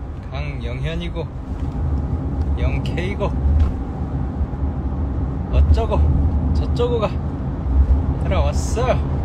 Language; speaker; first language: Korean; early bilingual, heritage; Korean